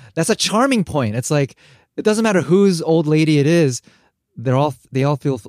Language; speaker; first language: English; early bilingual, other home language; Korean